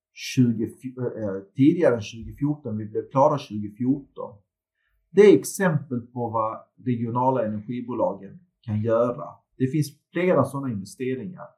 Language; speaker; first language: Swedish; early bilingual, other home language; Turkish